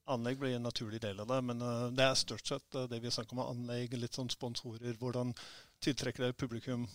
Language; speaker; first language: Norwegian; early bilingual, heritage; Norwegian